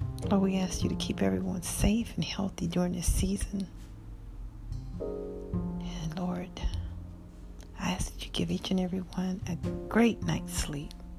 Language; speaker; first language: English; native; English